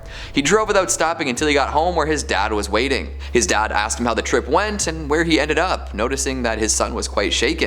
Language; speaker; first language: English; native; English